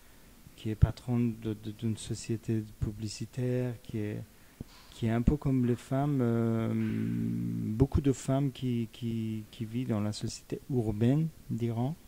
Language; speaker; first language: French; non-native, fluent; Persian